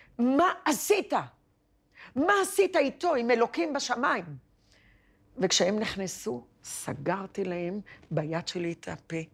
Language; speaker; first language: Hebrew; early bilingual, other home language; Arabic